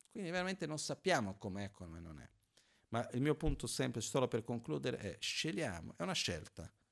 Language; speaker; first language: Italian; non-native, fluent; Portuguese